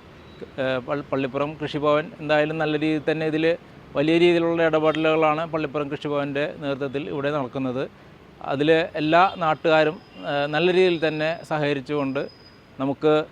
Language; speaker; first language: Malayalam; native; Malayalam